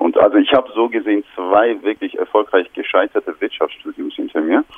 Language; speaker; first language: German; non-native, fluent; Turkish